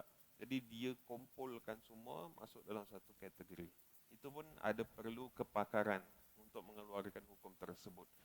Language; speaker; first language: Malay; native; Malay